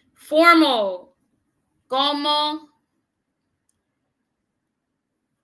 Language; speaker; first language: Spanish; non-native, learner; English